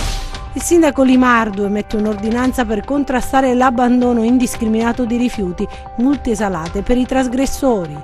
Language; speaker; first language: Italian; native; Italian